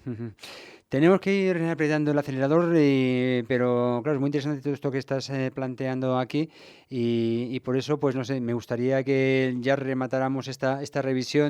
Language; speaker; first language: Spanish; native; Spanish